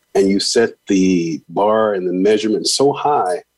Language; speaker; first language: English; native; English